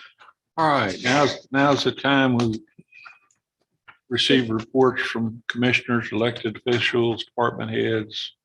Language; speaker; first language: English; native; English